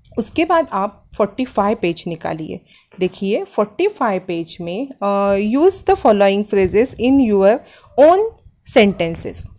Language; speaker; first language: Hindi; non-native, local second language; Marathi